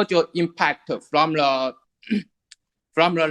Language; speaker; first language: English; non-native, learner; Chinese